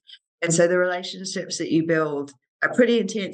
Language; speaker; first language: English; native; English